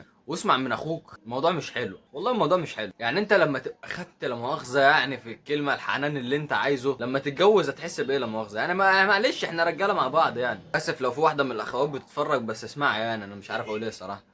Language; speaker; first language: Arabic; native; Arabic